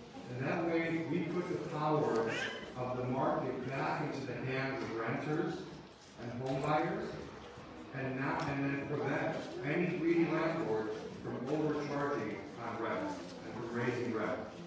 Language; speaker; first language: English; early bilingual, other home language; Spanish